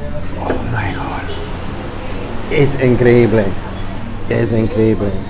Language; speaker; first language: Spanish; non-native, learner; English